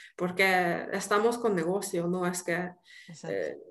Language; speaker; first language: Spanish; non-native, fluent; Ukrainian